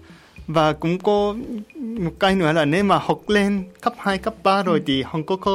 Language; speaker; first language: Vietnamese; non-native, learner; Japanese